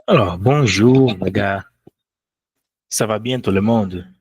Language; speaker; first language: French; non-native, fluent; Portuguese